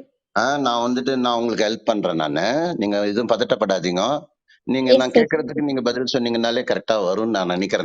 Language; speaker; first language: Tamil; native; Tamil